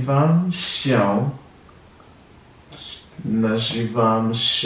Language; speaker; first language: Polish; non-native, learner; English